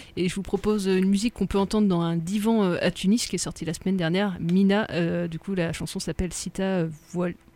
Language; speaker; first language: French; native; French